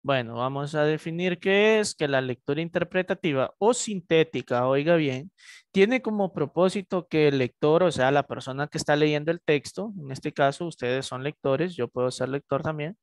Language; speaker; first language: Spanish; native; Spanish